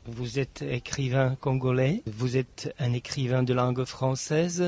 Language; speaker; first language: French; non-native, fluent; Czech